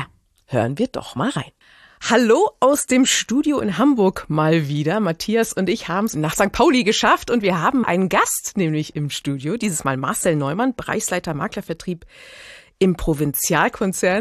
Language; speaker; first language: German; native; German